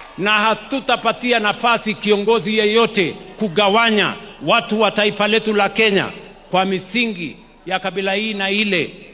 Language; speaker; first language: Swahili; non-native, local second language; Kalenjin